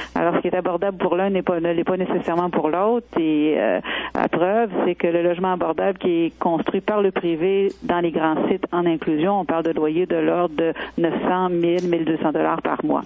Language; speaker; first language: French; native; French